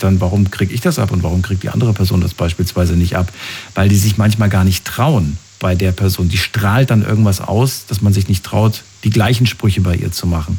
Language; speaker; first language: German; native; German